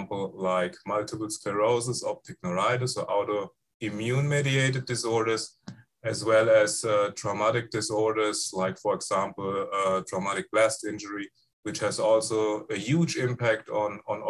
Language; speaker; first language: English; non-native, fluent; German